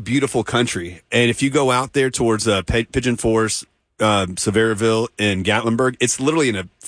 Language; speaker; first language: English; native; English